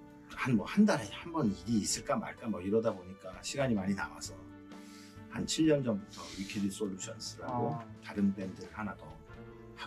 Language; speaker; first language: Korean; native; Korean